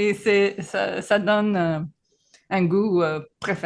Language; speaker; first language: French; non-native, fluent; English